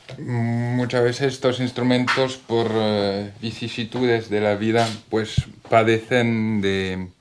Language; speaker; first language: Spanish; non-native, fluent; French